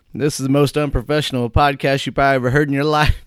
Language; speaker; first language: English; native; English